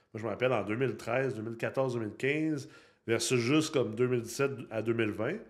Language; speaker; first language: French; native; French